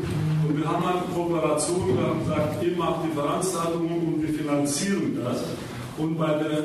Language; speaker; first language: German; non-native, fluent; Greek